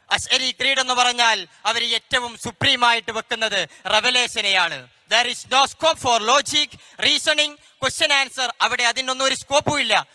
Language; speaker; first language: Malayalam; native; Malayalam